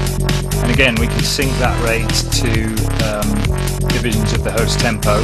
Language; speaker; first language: English; native; English